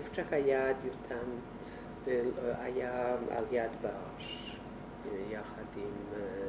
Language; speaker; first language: Hebrew; non-native, fluent; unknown